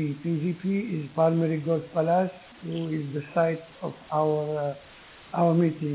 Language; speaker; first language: English; non-native, learner; Arabic